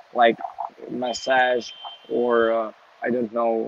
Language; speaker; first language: English; non-native, learner; Ukrainian